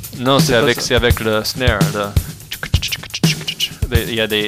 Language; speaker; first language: French; non-native, fluent; English